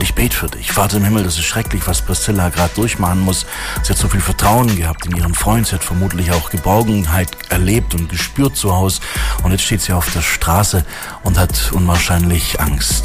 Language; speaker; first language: German; native; German